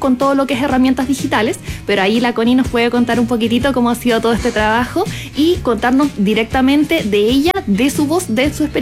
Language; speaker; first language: Spanish; native; Spanish